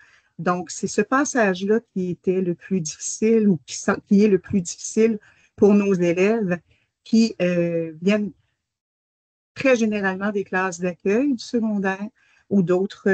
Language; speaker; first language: French; native; French